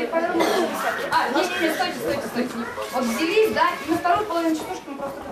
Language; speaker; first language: Russian; native; Russian